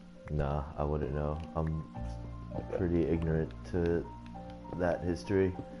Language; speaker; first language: English; early bilingual, other home language; Chinese